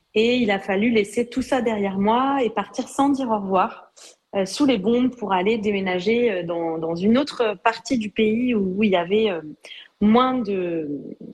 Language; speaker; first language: French; native; French